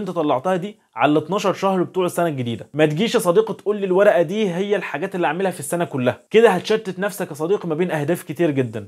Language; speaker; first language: Arabic; native; Arabic